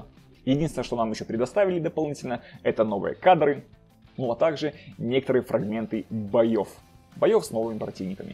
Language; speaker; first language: Russian; native; Russian